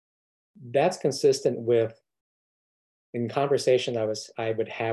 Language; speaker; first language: English; native; English